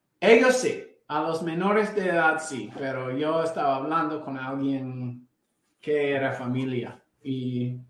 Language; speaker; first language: Spanish; non-native, fluent; English